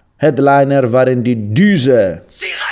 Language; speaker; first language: German; non-native, learner; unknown